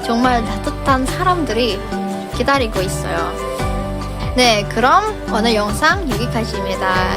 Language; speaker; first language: Korean; non-native, fluent; Indonesian